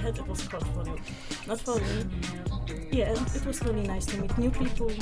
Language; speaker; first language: English; non-native, learner; Polish